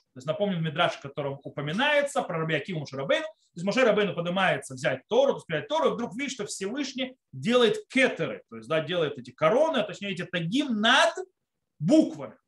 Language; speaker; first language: Russian; early bilingual, heritage; Russian